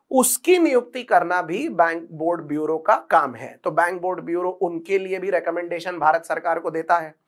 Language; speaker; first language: Hindi; non-native, local second language; Marathi